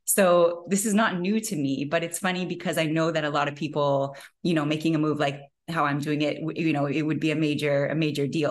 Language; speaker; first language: English; native; English